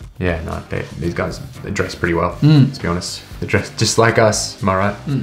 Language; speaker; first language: English; native; English